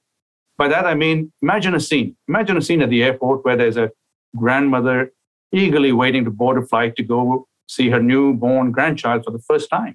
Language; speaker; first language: English; non-native, local second language; Urdu